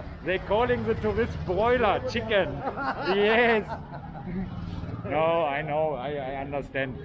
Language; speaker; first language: English; non-native, learner; German